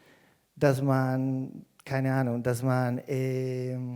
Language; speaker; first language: German; non-native, fluent; Spanish